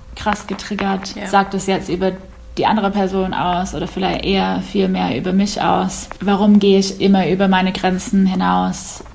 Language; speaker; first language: German; non-native, fluent; English